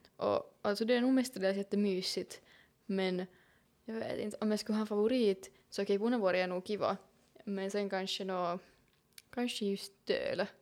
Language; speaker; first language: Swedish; native; Swedish